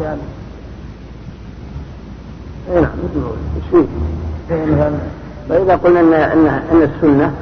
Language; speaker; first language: Arabic; native; Arabic